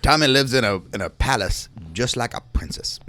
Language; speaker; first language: English; native; English